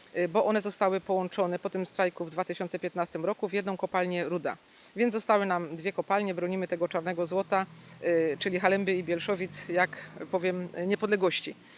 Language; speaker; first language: Polish; native; Polish